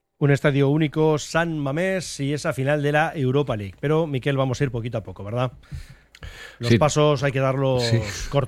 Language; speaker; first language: Spanish; native; Spanish